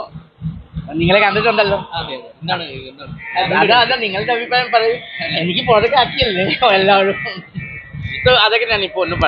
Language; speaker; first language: Malayalam; non-native, local second language; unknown